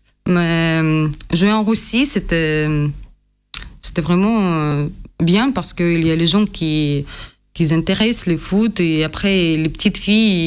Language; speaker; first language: French; non-native, learner; Russian